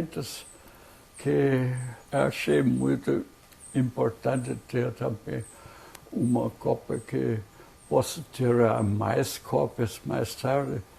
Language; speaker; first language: Portuguese; non-native, fluent; German